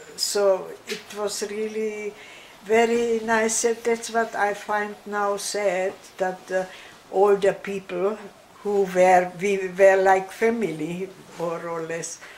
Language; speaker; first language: English; non-native, fluent; German